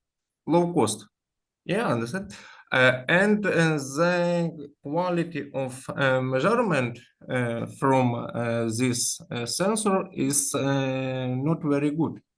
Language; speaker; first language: English; non-native, learner; Ukrainian